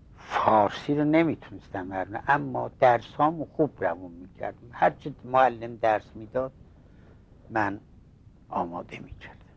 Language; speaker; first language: Persian; non-native, local second language; Azerbaijani